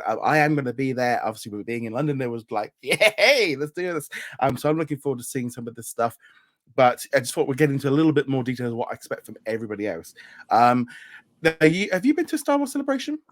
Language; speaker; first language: English; native; English